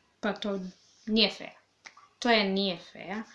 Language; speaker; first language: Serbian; non-native, learner; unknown